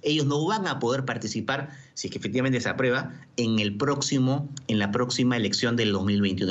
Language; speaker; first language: Spanish; native; Spanish